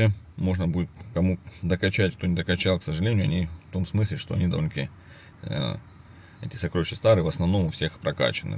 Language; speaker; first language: Russian; native; Russian